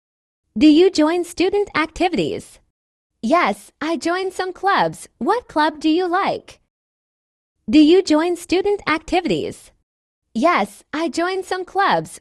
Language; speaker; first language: English; non-native, fluent; Burmese